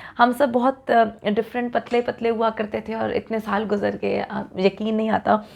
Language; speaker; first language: Urdu; native; Urdu